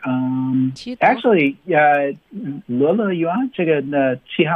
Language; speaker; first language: Chinese; non-native, fluent; English